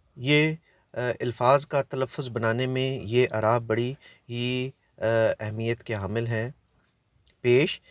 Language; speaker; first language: Urdu; native; Urdu